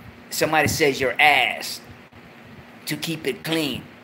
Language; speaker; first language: English; early bilingual, other home language; Spanish